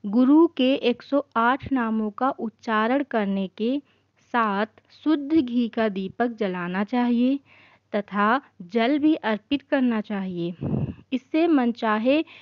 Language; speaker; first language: Hindi; native; Hindi